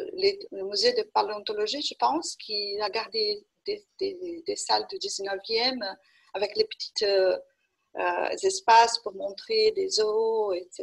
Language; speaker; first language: French; non-native, fluent; Portuguese